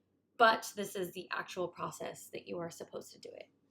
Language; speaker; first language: English; native; English